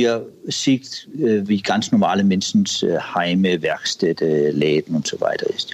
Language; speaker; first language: German; non-native, learner; Danish